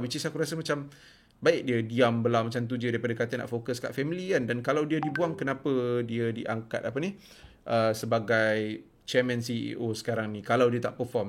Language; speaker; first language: Malay; native; Malay